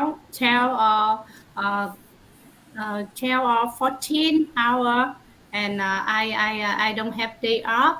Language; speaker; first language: English; non-native, learner; Vietnamese